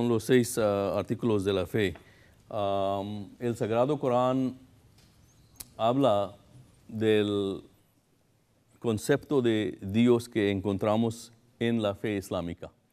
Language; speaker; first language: Spanish; non-native, fluent; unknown